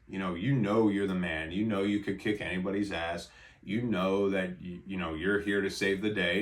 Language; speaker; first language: English; native; English